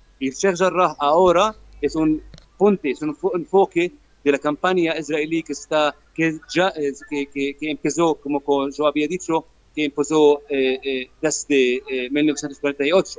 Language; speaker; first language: Spanish; non-native, fluent; Arabic